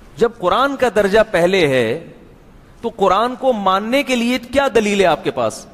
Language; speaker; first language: Urdu; native; Urdu